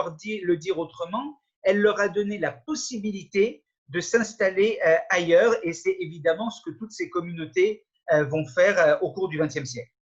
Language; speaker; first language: French; native; French